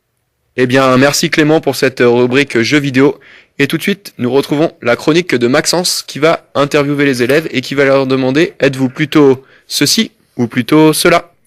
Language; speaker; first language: French; native; French